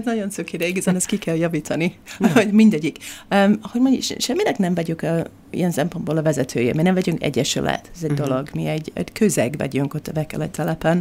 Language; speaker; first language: Hungarian; non-native, fluent; English